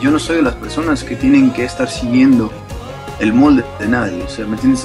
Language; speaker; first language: Spanish; early bilingual, other home language; English